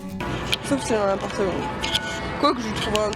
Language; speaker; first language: French; native; French